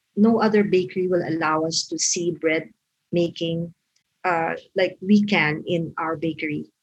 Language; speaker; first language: English; non-native, local second language; Filipino